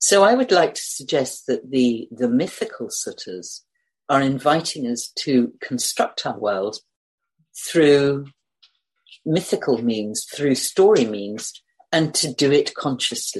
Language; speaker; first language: English; native; English